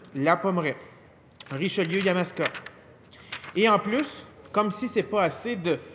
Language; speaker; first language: French; native; French